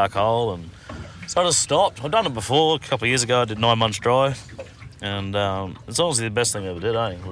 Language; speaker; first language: English; native; English